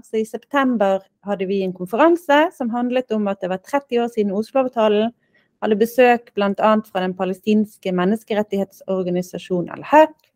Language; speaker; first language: Norwegian; native; Norwegian